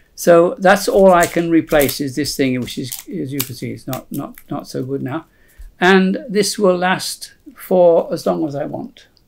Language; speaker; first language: English; native; English